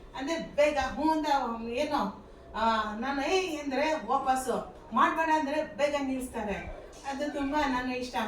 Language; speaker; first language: Kannada; non-native, learner; Manipuri